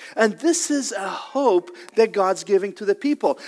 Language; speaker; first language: English; non-native, fluent; Portuguese